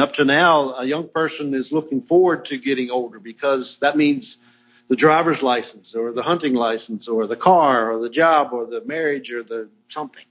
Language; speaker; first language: English; native; English